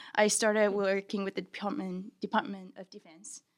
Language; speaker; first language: English; early bilingual, other home language; Chinese